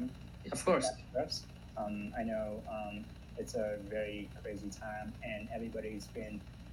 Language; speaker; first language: English; non-native, fluent; Vietnamese